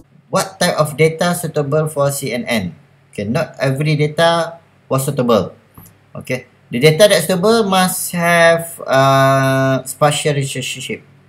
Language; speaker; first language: English; non-native, local second language; Malay